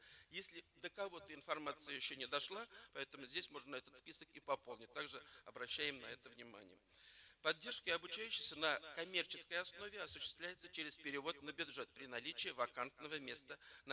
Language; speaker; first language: Russian; native; Russian